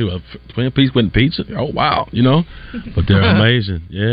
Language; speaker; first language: English; native; English